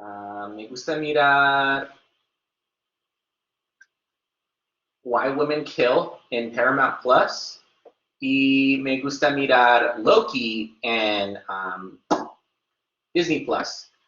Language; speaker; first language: Spanish; non-native, fluent; English